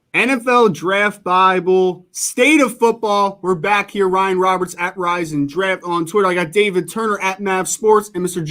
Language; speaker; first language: English; native; English